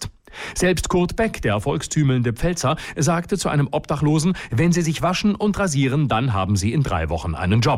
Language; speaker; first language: German; native; German